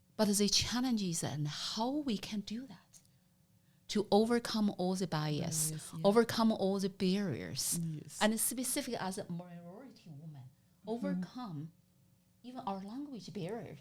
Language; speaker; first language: English; non-native, learner; Chinese